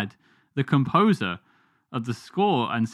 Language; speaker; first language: English; native; English